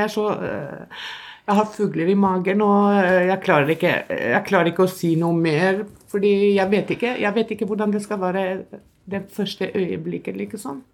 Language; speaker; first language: Norwegian; non-native, fluent; Albanian